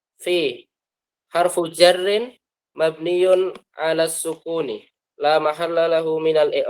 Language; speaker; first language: Arabic; non-native, learner; Indonesian